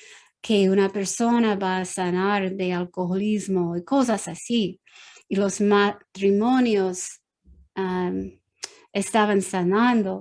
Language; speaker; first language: Spanish; non-native, learner; English